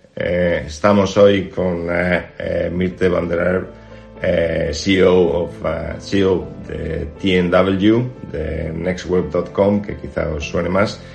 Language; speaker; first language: Spanish; native; Spanish